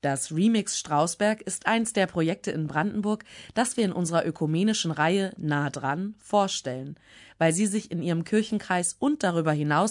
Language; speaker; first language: German; native; German